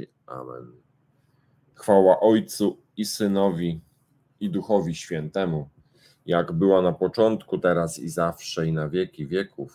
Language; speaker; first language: Polish; native; Polish